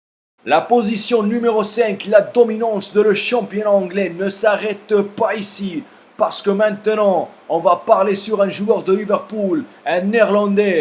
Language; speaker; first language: French; non-native, fluent; Spanish